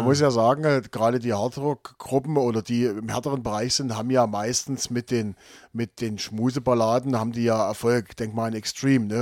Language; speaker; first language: German; native; German